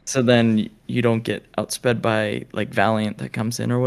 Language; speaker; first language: English; native; English